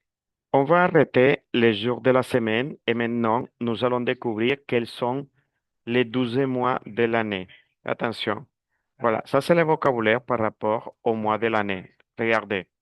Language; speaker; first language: French; non-native, fluent; Spanish